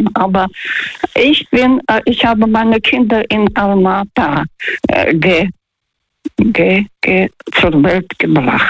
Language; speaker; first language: German; non-native, fluent; Russian